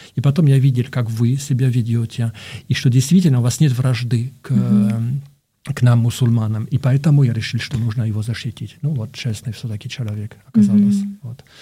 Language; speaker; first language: Russian; non-native, fluent; French